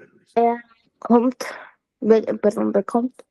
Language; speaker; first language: German; non-native, learner; Spanish